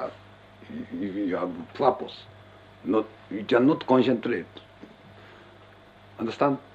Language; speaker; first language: English; non-native, learner; Japanese